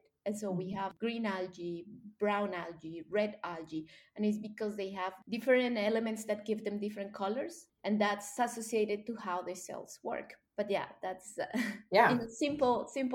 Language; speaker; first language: English; non-native, fluent; Spanish